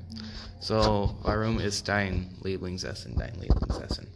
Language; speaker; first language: German; non-native, learner; English